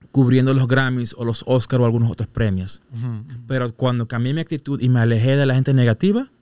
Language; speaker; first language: Spanish; native; Spanish